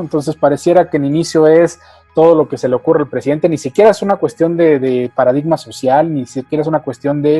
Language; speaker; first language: Spanish; native; Spanish